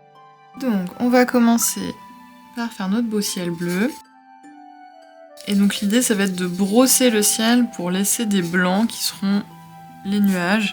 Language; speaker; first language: French; native; French